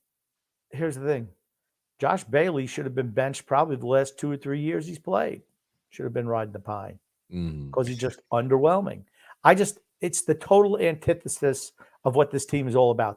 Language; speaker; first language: English; native; English